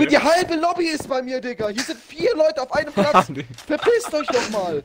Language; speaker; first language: German; native; German